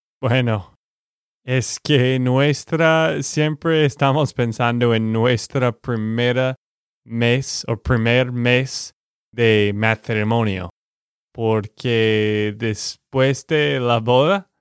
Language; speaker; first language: Spanish; non-native, learner; English